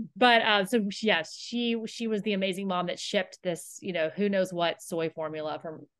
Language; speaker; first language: English; native; English